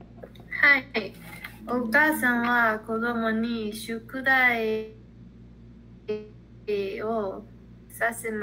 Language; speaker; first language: Japanese; non-native, learner; Spanish